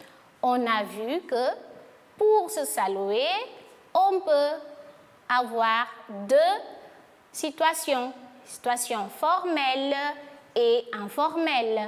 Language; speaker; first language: French; non-native, fluent; Portuguese